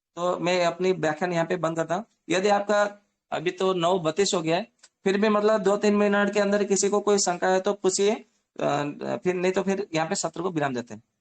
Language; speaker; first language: Hindi; non-native, local second language; Odia